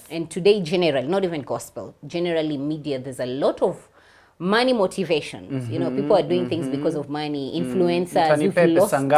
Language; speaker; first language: English; non-native, local second language; Swahili